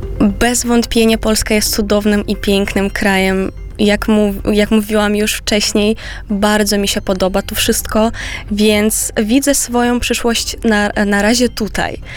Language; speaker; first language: Polish; non-native, fluent; Romanian